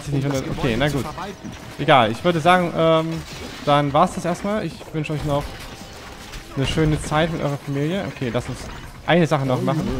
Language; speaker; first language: German; native; German